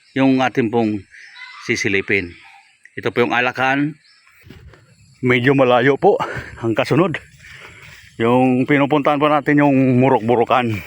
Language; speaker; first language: Filipino; non-native, local second language; Bikol